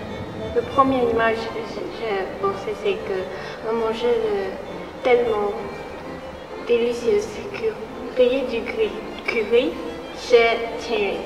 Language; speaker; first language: French; non-native, learner; Chinese